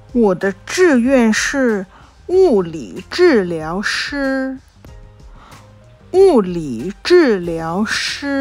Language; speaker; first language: Chinese; non-native, local second language; Cantonese